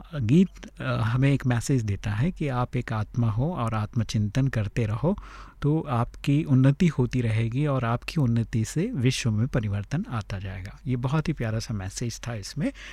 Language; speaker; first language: Hindi; native; Hindi